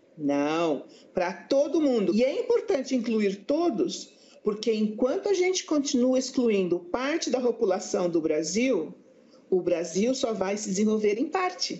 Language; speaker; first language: Portuguese; native; Portuguese